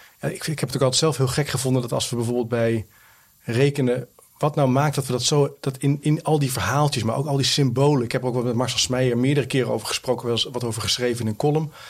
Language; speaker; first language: Dutch; native; Dutch